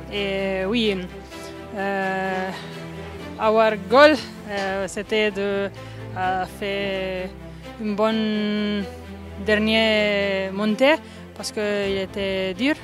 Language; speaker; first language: French; non-native, learner; Italian